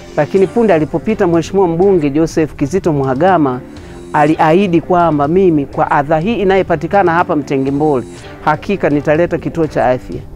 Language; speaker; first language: Swahili; native; Swahili